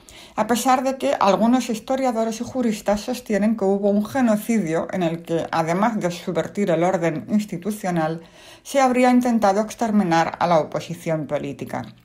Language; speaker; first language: Spanish; native; Spanish